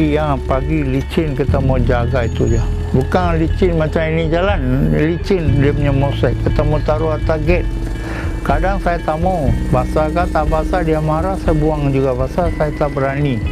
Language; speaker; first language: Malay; non-native, local second language; Tamil